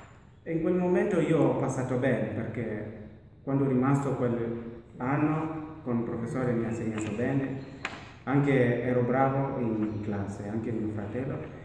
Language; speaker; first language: Italian; non-native, learner; Masai